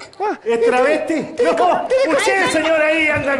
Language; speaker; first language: Spanish; native; Spanish